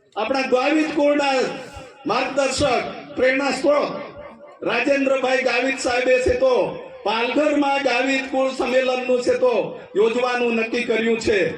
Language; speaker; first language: Gujarati; non-native, local second language; Kukna